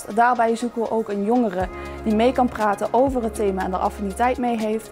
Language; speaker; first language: Dutch; native; Dutch